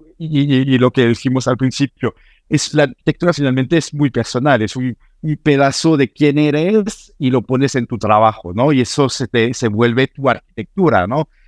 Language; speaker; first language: Spanish; non-native, fluent; French